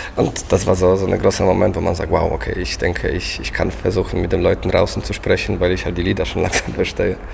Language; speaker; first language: German; non-native, fluent; Polish